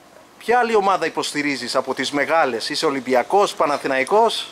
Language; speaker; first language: Greek; native; Greek